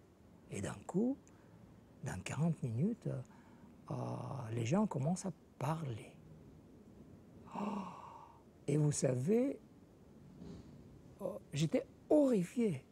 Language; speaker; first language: French; non-native, fluent; Russian